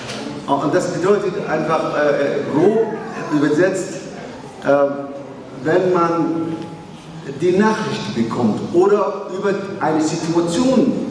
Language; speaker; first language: German; non-native, learner; Somali